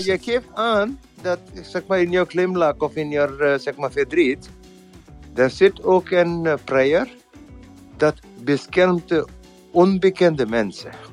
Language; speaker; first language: Dutch; non-native, fluent; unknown